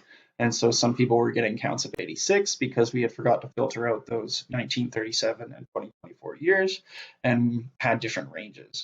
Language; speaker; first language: English; native; English